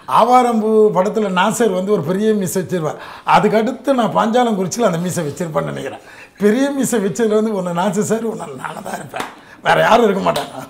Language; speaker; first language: Tamil; native; Tamil